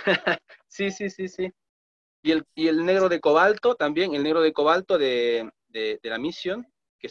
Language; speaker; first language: Portuguese; non-native, learner; Spanish